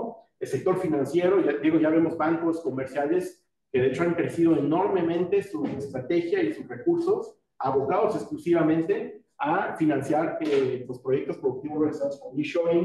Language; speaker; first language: Spanish; native; Spanish